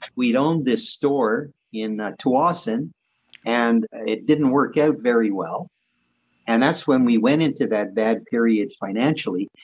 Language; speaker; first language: English; native; English